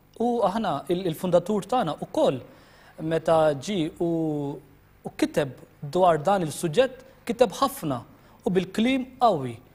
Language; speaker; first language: Maltese; non-native, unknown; Urdu